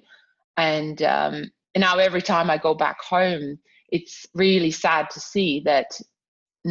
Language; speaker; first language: English; non-native, fluent; Croatian